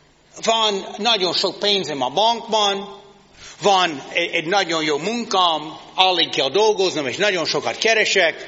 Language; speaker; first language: Hungarian; non-native, fluent; English